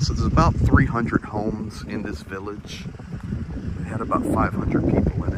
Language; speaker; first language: English; native; English